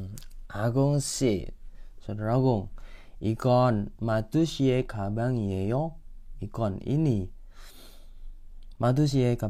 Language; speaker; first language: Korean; non-native, fluent; Indonesian